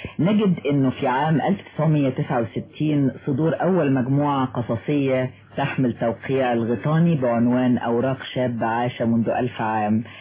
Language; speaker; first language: Arabic; native; Arabic